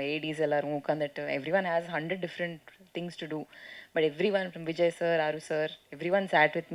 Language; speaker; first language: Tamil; non-native, local second language; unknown